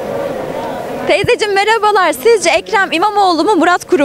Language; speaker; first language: Turkish; native; Turkish